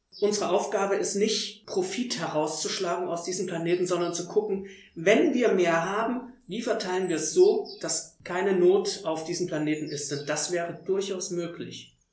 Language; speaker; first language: German; native; German